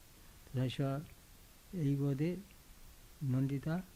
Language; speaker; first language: Japanese; non-native, learner; Bangla